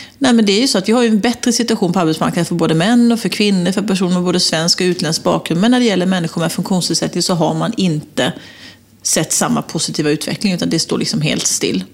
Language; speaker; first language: Swedish; native; Swedish